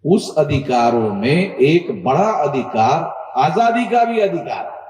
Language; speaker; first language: Hindi; non-native, local second language; Marathi